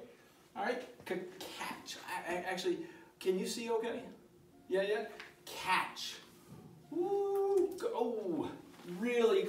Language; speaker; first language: English; native; English